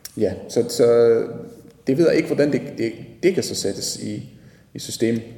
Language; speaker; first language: Danish; non-native, fluent; Polish